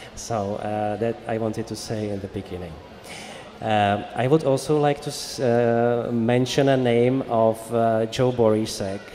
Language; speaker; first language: English; non-native, fluent; Czech